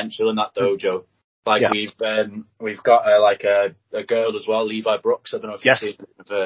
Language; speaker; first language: English; non-native, local second language; Welsh